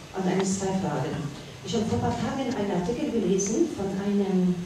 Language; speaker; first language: German; non-native, learner; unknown